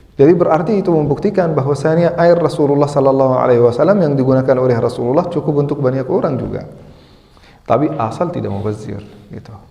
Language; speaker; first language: Indonesian; non-native, fluent; Arabic